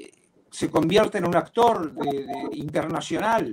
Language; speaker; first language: Spanish; native; Spanish